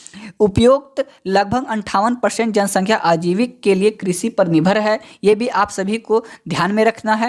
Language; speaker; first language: Hindi; native; Hindi